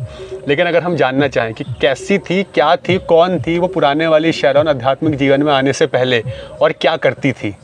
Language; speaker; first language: Hindi; native; Hindi